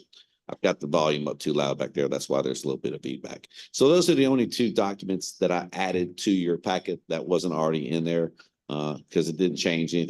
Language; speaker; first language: English; native; English